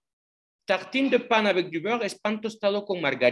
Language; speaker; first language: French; non-native, learner; Spanish